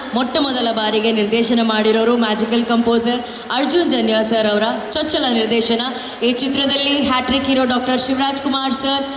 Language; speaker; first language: Kannada; non-native, local second language; Tulu